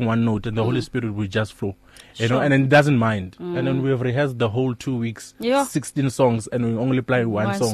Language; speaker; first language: English; non-native, local second language; Northern Sotho